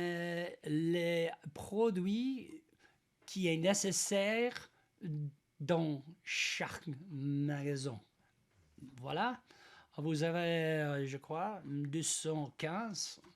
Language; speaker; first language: French; non-native, learner; English